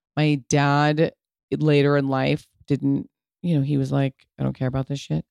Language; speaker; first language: English; early bilingual, other home language; Italian